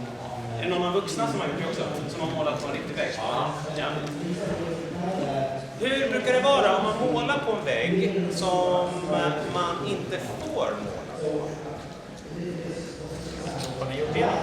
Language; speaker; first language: Swedish; native; Swedish